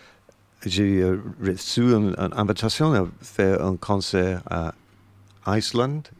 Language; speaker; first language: French; non-native, learner; English